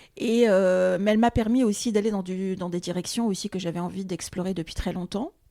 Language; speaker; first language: French; early bilingual, other home language; Arabic